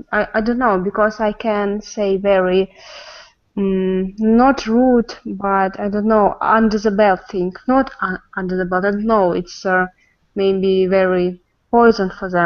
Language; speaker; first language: English; non-native, learner; Russian